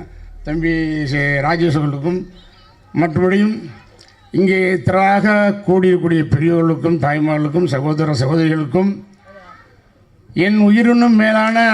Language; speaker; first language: Tamil; native; Tamil